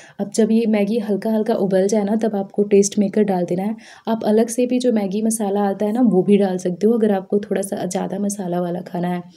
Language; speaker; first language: Hindi; native; Hindi